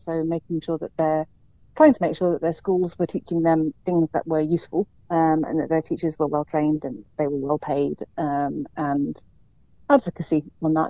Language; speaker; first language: English; native; English